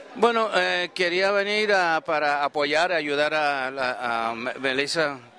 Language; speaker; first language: Spanish; early bilingual, heritage; Spanish